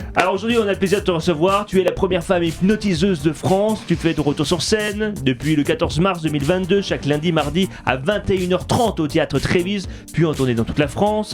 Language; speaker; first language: French; native; French